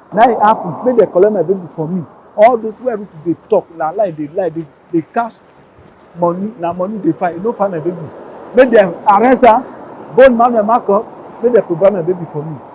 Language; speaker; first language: Nigerian Pidgin; non-native, local second language; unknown